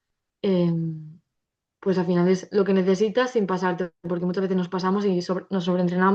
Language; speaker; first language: Spanish; native; Spanish